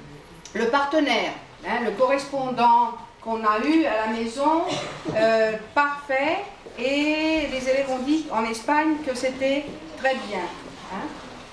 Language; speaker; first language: French; non-native, fluent; Spanish